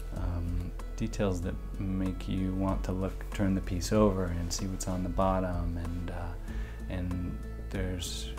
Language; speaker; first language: English; native; English